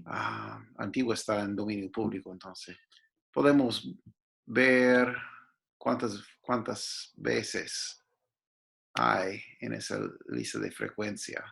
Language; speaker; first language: Spanish; non-native, fluent; English